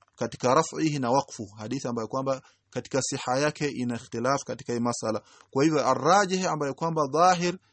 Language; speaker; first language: Swahili; native; Swahili